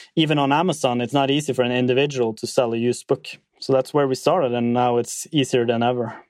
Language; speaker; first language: English; non-native, fluent; Norwegian